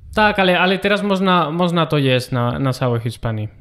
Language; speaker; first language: Polish; non-native, learner; Spanish